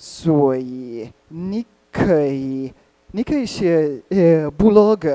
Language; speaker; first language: Chinese; non-native, learner; Hungarian